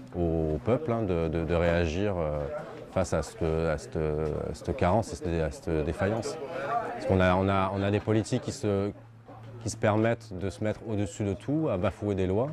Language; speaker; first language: French; native; French